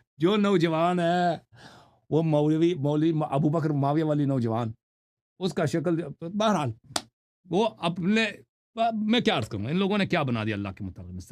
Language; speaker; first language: Urdu; non-native, fluent; Persian